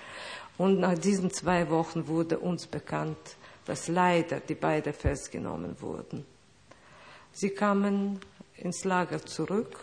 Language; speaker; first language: German; non-native, fluent; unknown